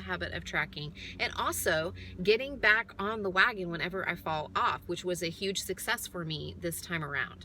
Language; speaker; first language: English; native; English